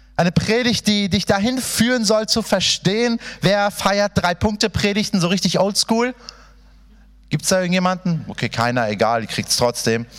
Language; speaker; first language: German; early bilingual, other home language; Persian